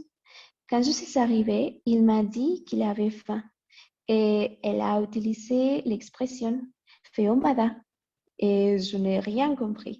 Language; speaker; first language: French; non-native, learner; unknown